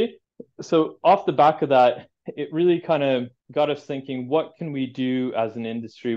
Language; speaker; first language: English; native; English